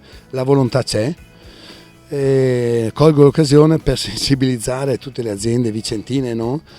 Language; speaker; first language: Italian; native; Italian